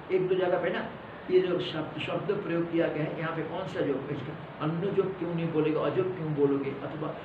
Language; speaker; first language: Hindi; non-native, local second language; Malayalam